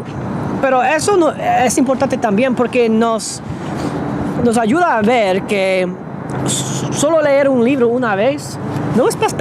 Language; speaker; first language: Spanish; non-native, fluent; English